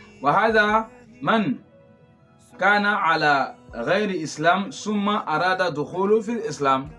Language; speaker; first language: Arabic; non-native, fluent; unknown